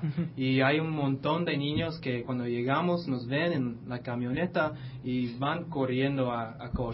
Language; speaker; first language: Spanish; non-native, fluent; English